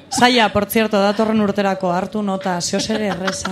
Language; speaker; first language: Basque; native; Basque